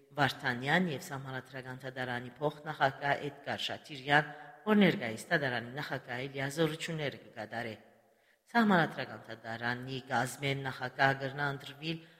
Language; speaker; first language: Armenian; early bilingual, heritage; Armenian